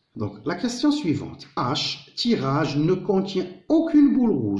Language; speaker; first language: French; non-native, local second language; Arabic